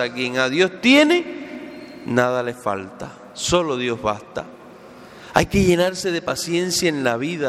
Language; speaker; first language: Spanish; native; Spanish